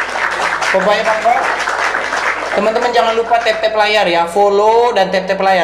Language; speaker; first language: Indonesian; native; Indonesian